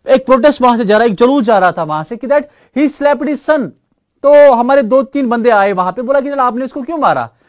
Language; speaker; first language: Hindi; non-native, local second language; Kashmiri